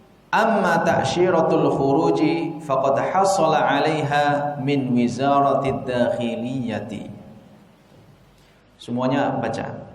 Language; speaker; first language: Arabic; non-native, fluent; Indonesian